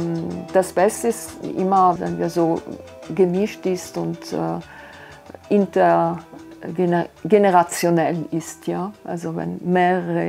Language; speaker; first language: German; non-native, fluent; Arabic